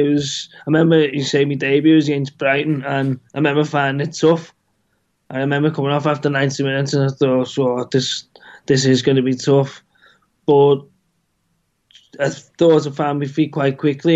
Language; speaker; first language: English; native; English